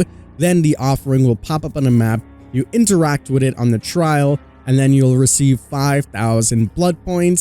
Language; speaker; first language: English; native; English